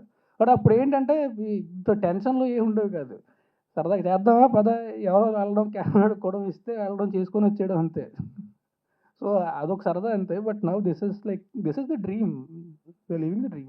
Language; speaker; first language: Telugu; native; Telugu